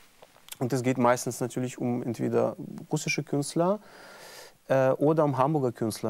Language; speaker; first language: German; non-native, fluent; Russian